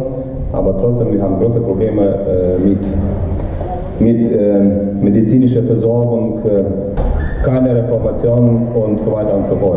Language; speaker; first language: German; non-native, learner; Ukrainian